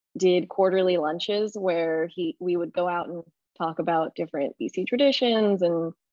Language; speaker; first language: English; native; English